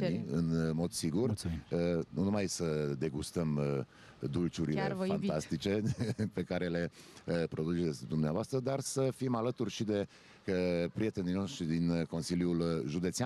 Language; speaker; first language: Romanian; native; Romanian